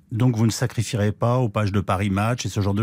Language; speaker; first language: French; native; French